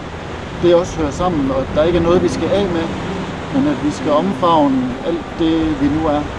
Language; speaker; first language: Danish; native; Danish